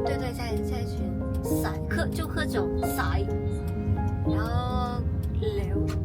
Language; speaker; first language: Chinese; non-native, fluent; Vietnamese